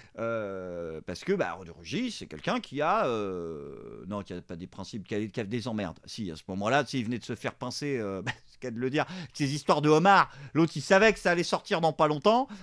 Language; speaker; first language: French; native; French